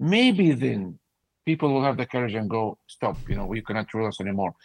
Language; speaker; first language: English; non-native, fluent; Arabic